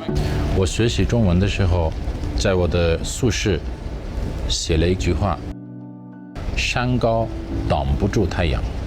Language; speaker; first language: Chinese; non-native, fluent; Arabic